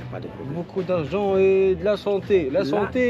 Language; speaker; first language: French; non-native, learner; Arabic